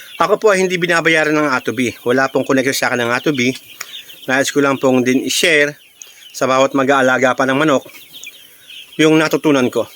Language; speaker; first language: Filipino; native; Filipino